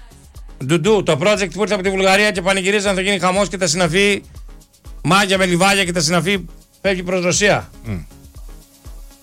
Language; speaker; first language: Greek; native; Greek